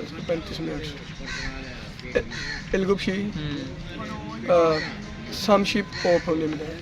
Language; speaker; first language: Korean; non-native, learner; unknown